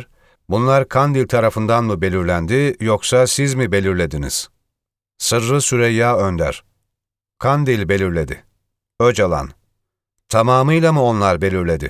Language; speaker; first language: Turkish; native; Turkish